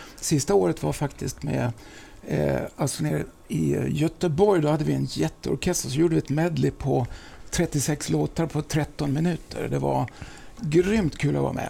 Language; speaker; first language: Swedish; native; Swedish